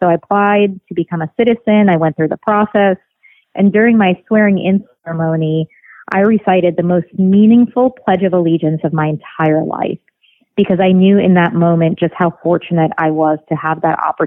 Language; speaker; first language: English; early bilingual, other home language; Russian